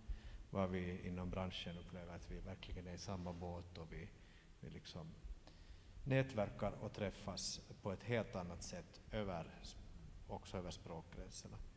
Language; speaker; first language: Swedish; native; Swedish